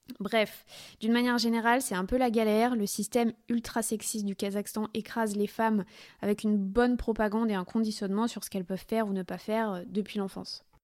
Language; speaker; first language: French; native; French